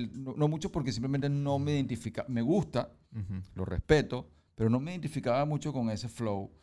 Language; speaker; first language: Spanish; early bilingual, heritage; Spanish